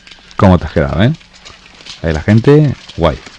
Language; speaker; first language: Spanish; native; Spanish